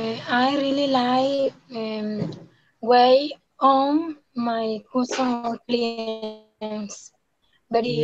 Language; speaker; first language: English; non-native, learner; Spanish